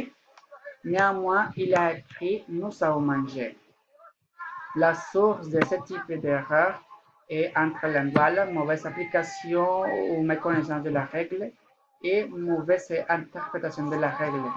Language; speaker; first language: French; non-native, learner; Spanish